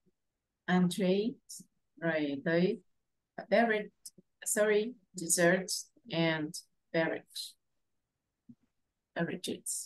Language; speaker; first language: English; non-native, fluent; Vietnamese